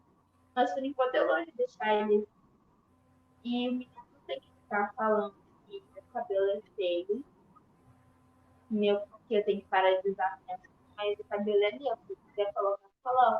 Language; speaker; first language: Portuguese; early bilingual, other home language; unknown